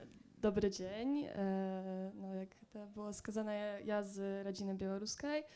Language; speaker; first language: Polish; non-native, local second language; Belarusian